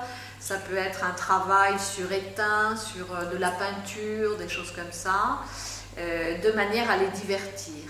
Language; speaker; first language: French; native; French